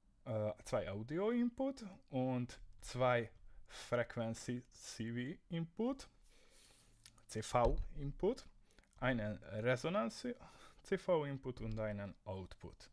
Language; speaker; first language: German; non-native, learner; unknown